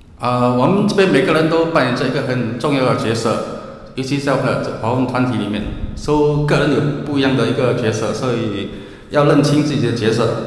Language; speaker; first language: Chinese; native; Chinese